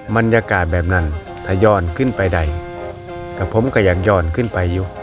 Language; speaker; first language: Thai; non-native, local second language; Northeastern Thai